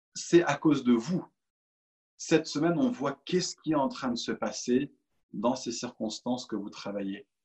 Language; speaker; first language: French; native; French